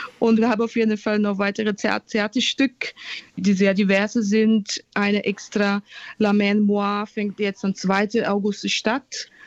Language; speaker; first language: German; non-native, fluent; Portuguese